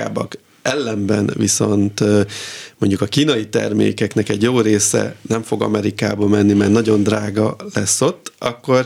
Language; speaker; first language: Hungarian; native; Hungarian